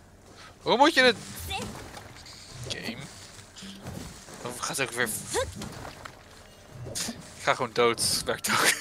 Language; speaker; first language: Dutch; native; Dutch